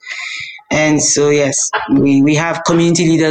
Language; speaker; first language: English; non-native, local second language; Hausa